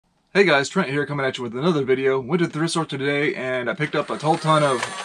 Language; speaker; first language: English; native; English